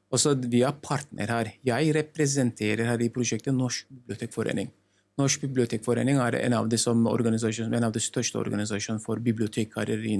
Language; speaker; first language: Norwegian; non-native, learner; Turkish